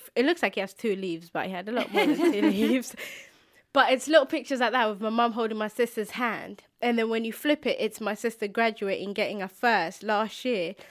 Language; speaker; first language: English; early bilingual, other home language; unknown